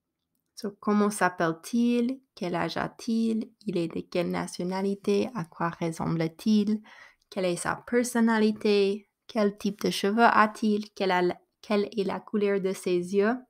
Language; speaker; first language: French; non-native, fluent; English